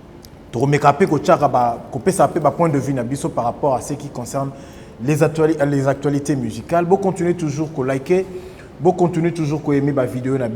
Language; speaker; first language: French; non-native, local second language; Lingala